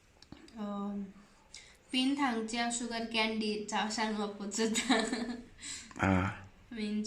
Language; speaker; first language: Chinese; non-native, learner; Nepali